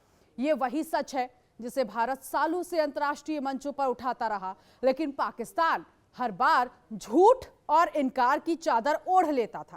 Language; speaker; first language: Hindi; native; Hindi